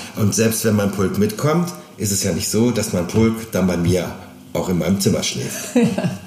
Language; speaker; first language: German; native; German